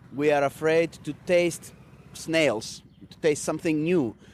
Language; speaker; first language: English; non-native, fluent; Greek